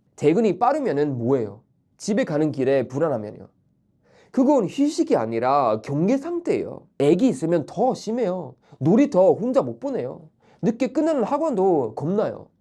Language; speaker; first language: Korean; non-native, fluent; Swedish